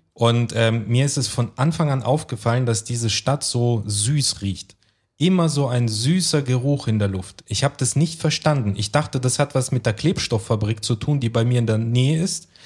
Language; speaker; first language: German; early bilingual, other home language; Russian